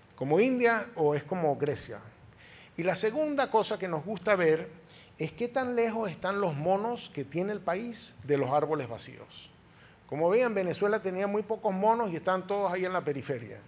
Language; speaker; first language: Spanish; native; Spanish